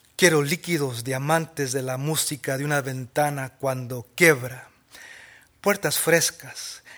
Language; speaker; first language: Spanish; early bilingual, heritage; Spanish